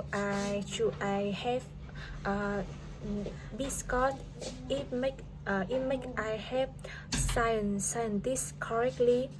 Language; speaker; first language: English; non-native, learner; Vietnamese